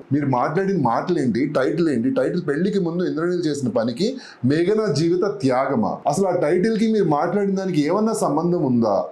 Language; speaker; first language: Telugu; native; Telugu